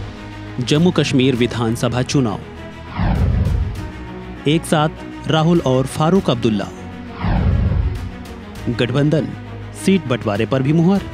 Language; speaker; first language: Hindi; native; Hindi